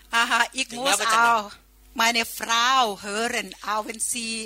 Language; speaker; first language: German; non-native, learner; Thai